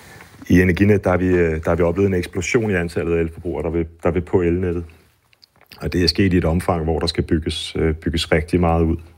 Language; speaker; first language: Danish; native; Danish